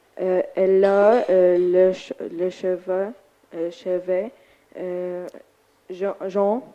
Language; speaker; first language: French; non-native, learner; Arabic